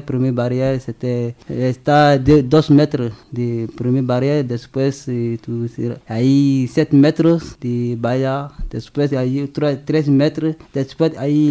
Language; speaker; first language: Spanish; non-native, learner; French